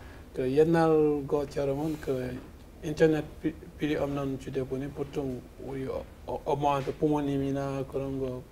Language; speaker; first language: Korean; non-native, learner; French